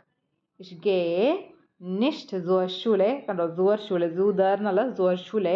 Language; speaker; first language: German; non-native, learner; Malayalam